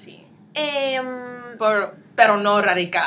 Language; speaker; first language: Spanish; non-native, learner; English